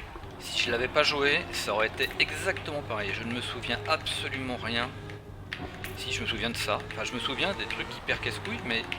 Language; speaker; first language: French; native; French